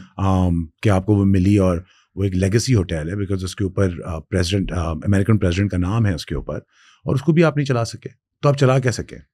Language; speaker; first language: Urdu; non-native, local second language; Sindhi